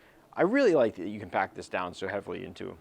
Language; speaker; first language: English; native; English